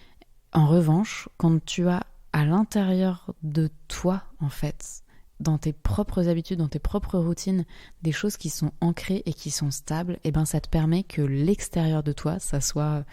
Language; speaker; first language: French; native; French